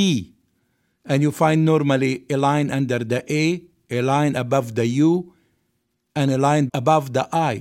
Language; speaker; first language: English; non-native, fluent; Arabic